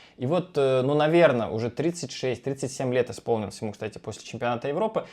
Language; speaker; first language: Russian; native; Russian